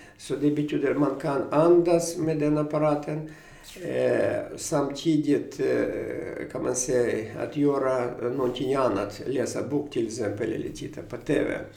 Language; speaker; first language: Swedish; non-native, fluent; Russian